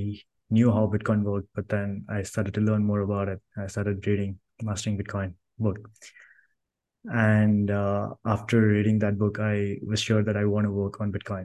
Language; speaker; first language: English; non-native, local second language; Kannada